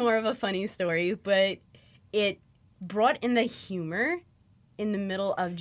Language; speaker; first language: English; native; English